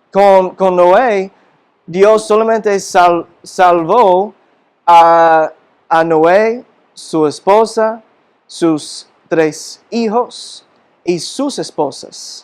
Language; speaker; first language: Spanish; non-native, fluent; English